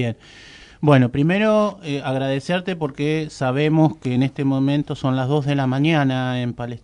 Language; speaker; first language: Spanish; native; Spanish